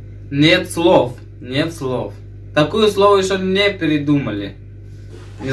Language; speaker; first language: Russian; non-native, fluent; Tajik